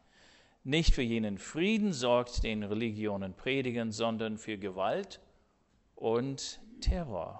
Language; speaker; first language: German; non-native, fluent; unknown